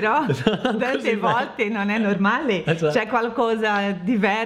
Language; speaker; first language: Italian; non-native, learner; Portuguese